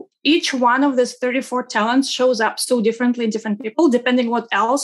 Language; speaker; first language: English; non-native, fluent; Russian